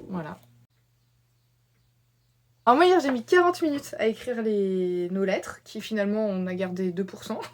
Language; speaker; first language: French; native; French